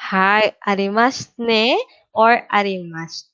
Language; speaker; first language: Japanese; non-native, fluent; Filipino